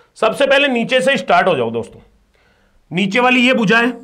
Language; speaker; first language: Hindi; native; Hindi